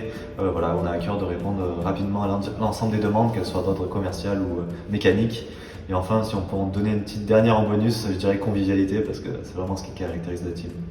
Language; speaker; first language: French; native; French